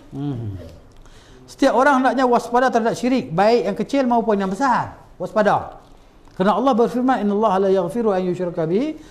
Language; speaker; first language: Malay; native; Malay